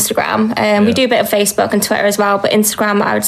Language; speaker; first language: English; native; English